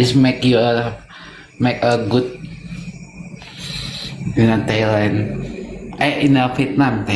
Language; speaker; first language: English; non-native, learner; Indonesian